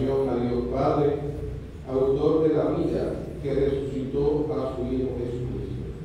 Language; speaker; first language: Spanish; native; Spanish